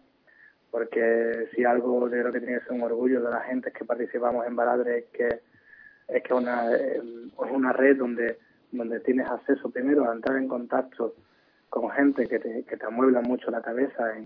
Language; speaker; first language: Spanish; native; Spanish